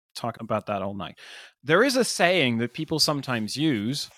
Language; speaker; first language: English; non-native, fluent; French